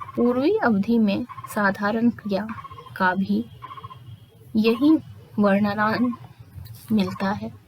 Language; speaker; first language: Hindi; native; Hindi